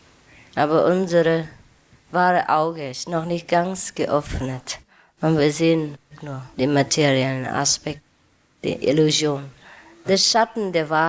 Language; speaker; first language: German; non-native, learner; Vietnamese